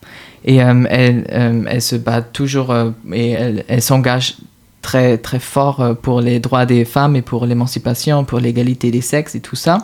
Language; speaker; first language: French; non-native, fluent; German